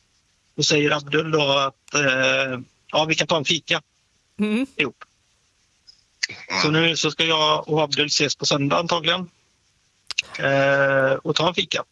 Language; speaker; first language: Swedish; native; Swedish